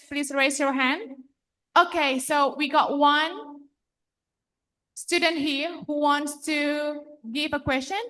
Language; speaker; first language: English; non-native, fluent; Indonesian